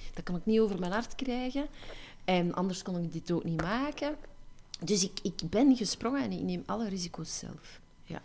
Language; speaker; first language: Dutch; native; Dutch